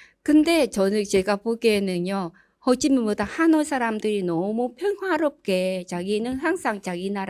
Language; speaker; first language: Korean; non-native, learner; Vietnamese